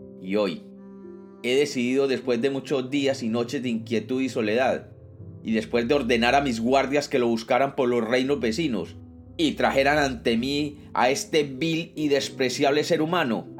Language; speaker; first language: Spanish; native; Spanish